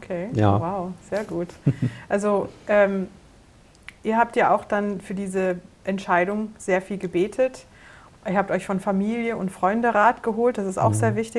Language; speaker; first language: German; native; German